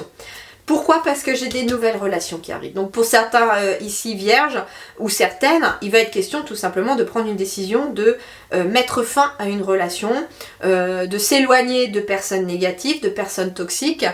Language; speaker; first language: French; native; French